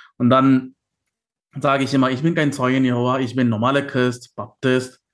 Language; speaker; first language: German; non-native, fluent; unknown